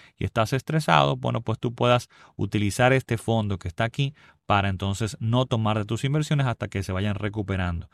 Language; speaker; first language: Spanish; native; Spanish